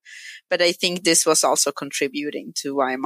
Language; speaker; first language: English; non-native, fluent; Swedish